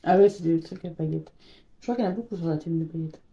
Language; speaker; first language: French; native; French